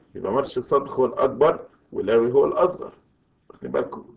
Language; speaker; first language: Arabic; native; Arabic